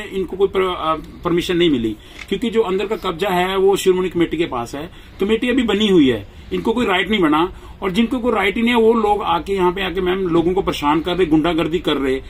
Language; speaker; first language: Hindi; non-native, local second language; Punjabi